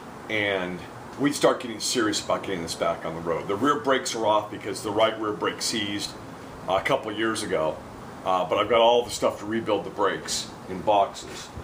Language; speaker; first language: English; native; English